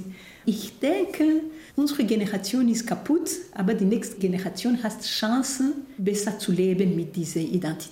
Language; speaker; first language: German; non-native, fluent; Kinyarwanda